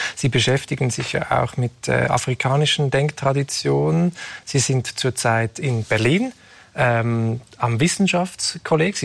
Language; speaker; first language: German; native; German